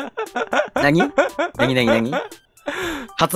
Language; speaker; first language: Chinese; non-native, learner; Japanese